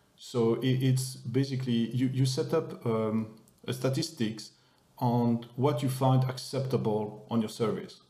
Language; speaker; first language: English; non-native, fluent; French